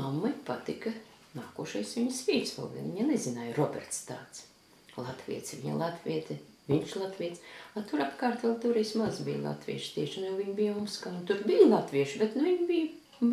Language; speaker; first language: Latvian; early bilingual, heritage; Latvian